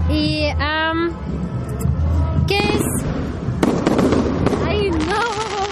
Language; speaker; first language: Spanish; non-native, learner; German